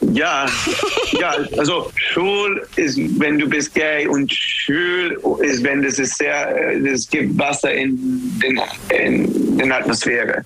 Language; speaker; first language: German; non-native, learner; English